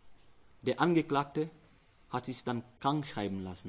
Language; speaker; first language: German; non-native, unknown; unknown